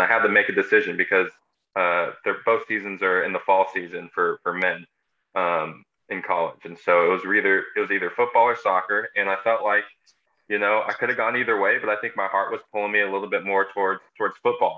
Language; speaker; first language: English; native; English